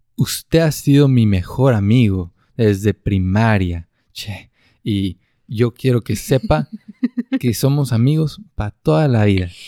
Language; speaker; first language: Spanish; native; Spanish